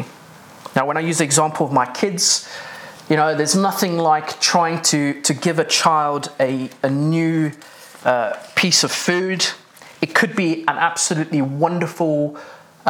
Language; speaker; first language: English; native; English